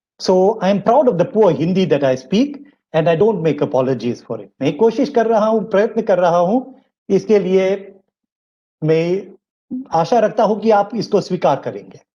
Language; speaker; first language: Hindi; early bilingual, heritage; English